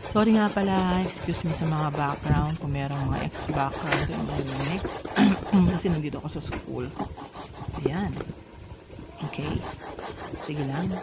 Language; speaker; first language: Filipino; non-native, local second language; Pampanga